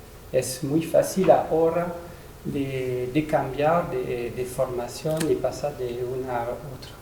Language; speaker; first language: Spanish; non-native, learner; French